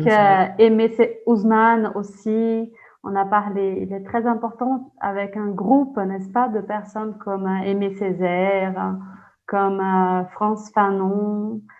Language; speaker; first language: French; non-native, fluent; Portuguese